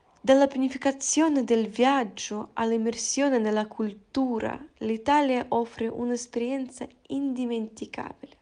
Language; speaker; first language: Italian; non-native, fluent; Russian